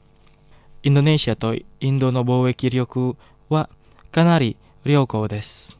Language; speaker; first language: Japanese; non-native, fluent; Indonesian